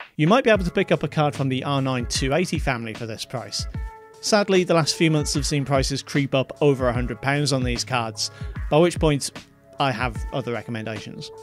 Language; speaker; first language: English; native; English